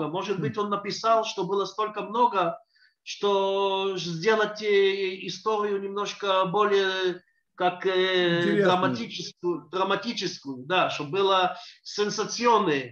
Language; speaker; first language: Russian; early bilingual, heritage; Russian